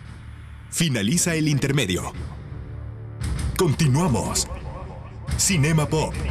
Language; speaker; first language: Spanish; native; Spanish